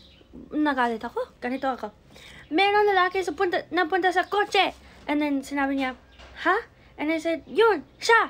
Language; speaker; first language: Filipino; early bilingual, heritage; English